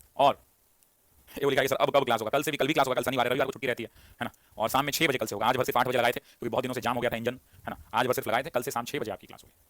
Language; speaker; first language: Hindi; native; Hindi